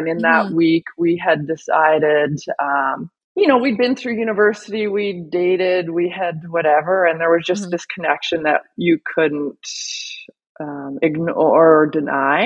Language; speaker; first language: English; native; English